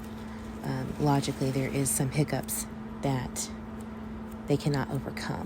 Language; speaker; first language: English; native; English